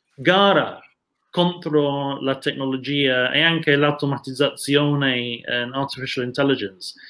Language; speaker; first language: Italian; non-native, fluent; English